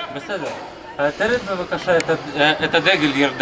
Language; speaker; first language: Hebrew; non-native, learner; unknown